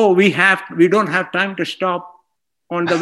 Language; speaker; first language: English; non-native, local second language; Malayalam